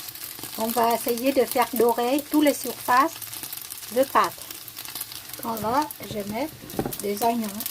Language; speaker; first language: French; non-native, learner; Vietnamese